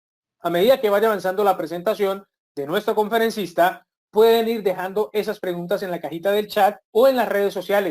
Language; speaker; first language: Spanish; native; Spanish